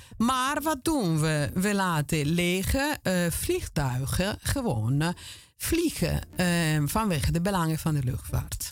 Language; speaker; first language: Dutch; non-native, fluent; Italian